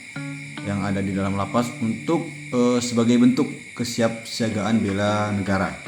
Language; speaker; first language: Indonesian; native; Indonesian